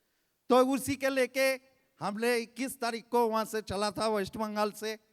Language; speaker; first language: Hindi; native; Hindi